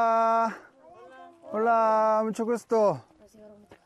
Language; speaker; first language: Spanish; non-native, learner; Korean